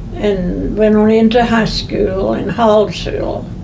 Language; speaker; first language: English; native; English